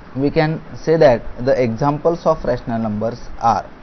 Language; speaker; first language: English; non-native, local second language; Marathi